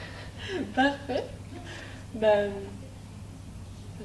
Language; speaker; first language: French; native; French